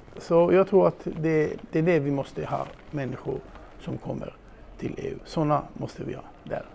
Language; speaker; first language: Swedish; non-native, fluent; Hebrew